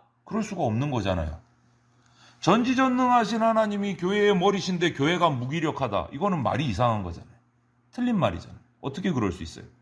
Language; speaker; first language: Korean; native; Korean